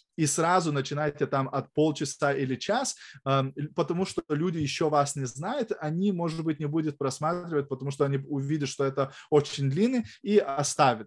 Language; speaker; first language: Russian; non-native, fluent; Lithuanian